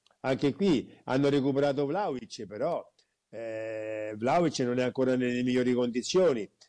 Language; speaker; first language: Italian; native; Italian